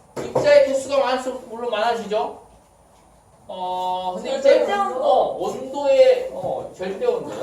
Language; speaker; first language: Korean; native; Korean